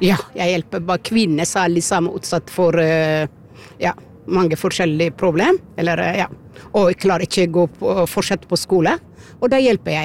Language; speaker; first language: Norwegian; non-native, fluent; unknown